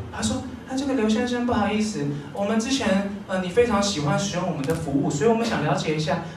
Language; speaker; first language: Chinese; native; Chinese